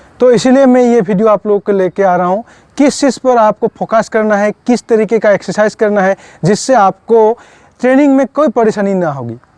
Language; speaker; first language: Hindi; non-native, local second language; Assamese